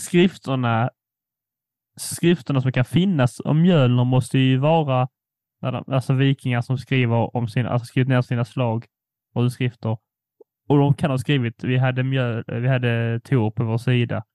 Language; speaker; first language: Swedish; native; Swedish